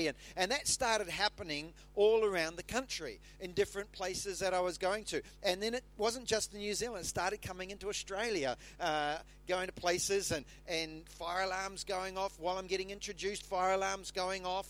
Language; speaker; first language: English; native; English